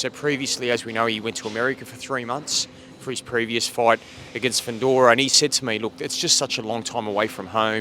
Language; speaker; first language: English; native; English